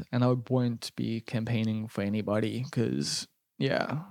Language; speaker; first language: English; native; English